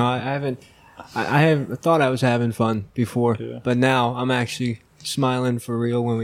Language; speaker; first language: English; native; English